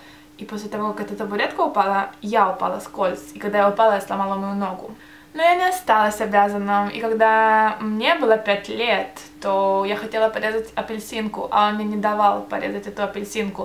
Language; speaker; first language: Russian; early bilingual, heritage; Russian